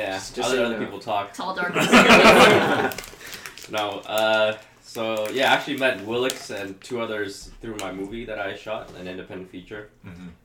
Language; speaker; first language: English; early bilingual, heritage; Swedish